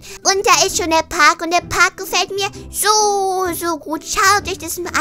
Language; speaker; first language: German; native; German